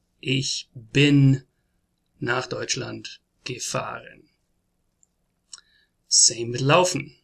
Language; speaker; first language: German; non-native, learner; English